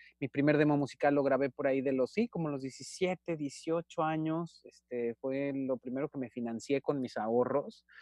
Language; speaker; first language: Spanish; native; Spanish